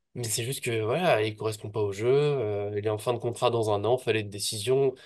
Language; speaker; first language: French; native; French